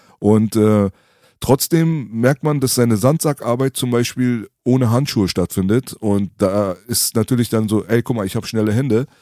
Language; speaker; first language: German; early bilingual, other home language; Persian